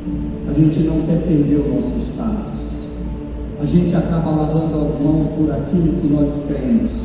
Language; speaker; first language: Portuguese; native; Portuguese